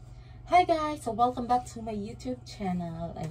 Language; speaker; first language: Filipino; native; Filipino